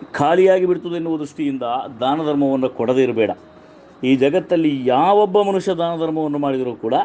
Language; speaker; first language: Kannada; non-native, local second language; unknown